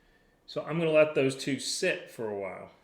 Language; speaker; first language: English; native; English